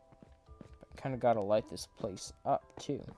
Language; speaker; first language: English; native; English